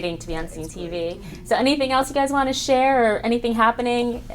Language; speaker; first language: English; native; English